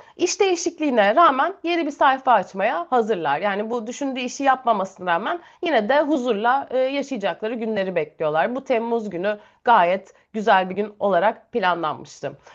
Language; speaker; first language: Turkish; native; Turkish